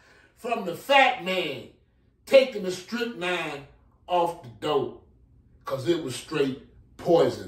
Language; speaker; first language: English; native; English